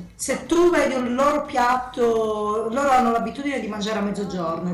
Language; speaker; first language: Italian; native; Italian